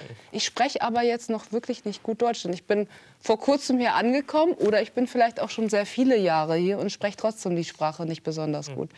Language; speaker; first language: German; native; German